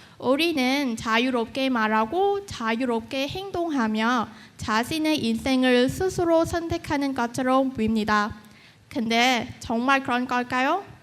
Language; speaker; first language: Korean; non-native, fluent; Vietnamese